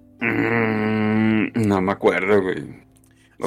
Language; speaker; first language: Spanish; native; Spanish